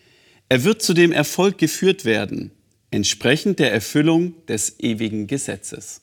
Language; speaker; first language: German; native; German